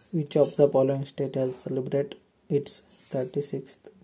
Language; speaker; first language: English; non-native, local second language; Kannada